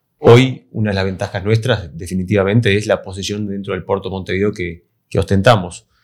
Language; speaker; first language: Spanish; native; Spanish